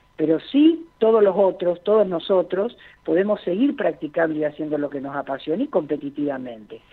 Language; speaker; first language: Spanish; native; Spanish